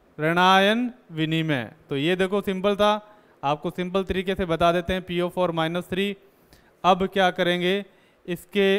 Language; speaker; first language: Hindi; native; Hindi